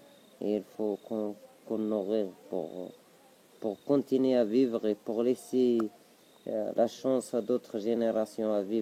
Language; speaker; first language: French; non-native, local second language; Arabic